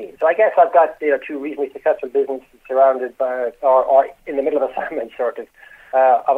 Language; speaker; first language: English; native; English